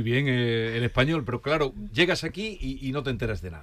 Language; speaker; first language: Spanish; native; Spanish